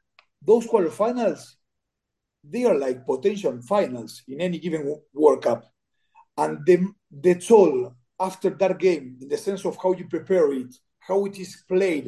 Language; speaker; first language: English; non-native, fluent; Spanish